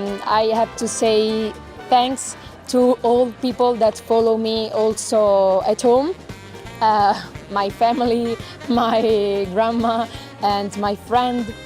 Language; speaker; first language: English; non-native, learner; Italian